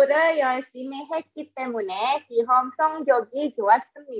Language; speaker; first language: Korean; non-native, learner; Indonesian